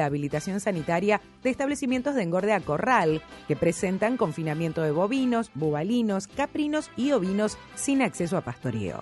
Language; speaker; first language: Spanish; native; Spanish